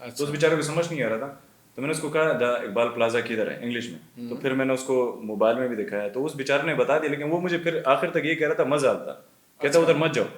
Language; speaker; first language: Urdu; non-native, local second language; Pashto